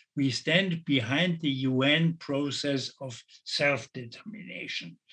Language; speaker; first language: English; non-native, fluent; German